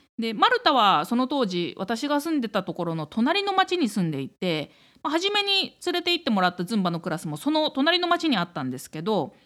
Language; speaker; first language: Japanese; native; Japanese